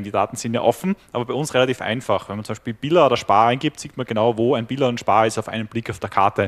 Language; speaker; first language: German; native; German